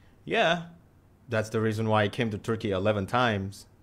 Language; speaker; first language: English; non-native, fluent; Indonesian